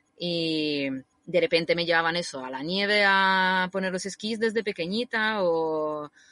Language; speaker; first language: Spanish; non-native, fluent; Italian